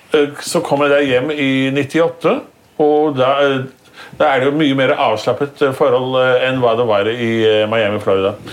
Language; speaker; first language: Norwegian; native; Norwegian